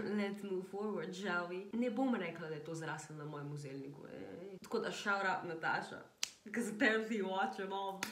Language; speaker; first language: English; non-native, fluent; Slovenian